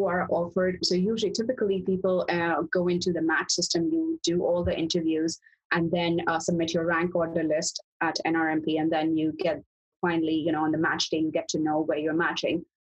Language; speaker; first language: English; non-native, local second language; Urdu